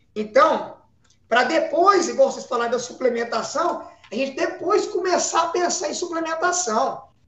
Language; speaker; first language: Portuguese; native; Portuguese